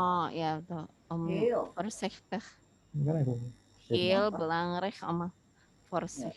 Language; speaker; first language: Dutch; non-native, learner; Indonesian